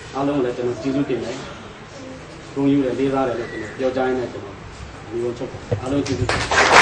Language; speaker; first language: Burmese; non-native, local second language; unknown